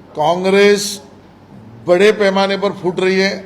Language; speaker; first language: Hindi; non-native, local second language; Marathi